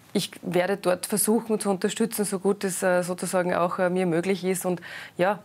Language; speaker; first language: German; native; German